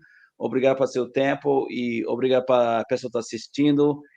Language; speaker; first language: Portuguese; non-native, learner; English